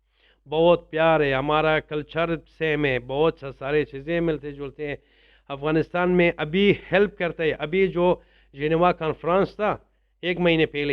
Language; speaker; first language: Hindi; non-native, learner; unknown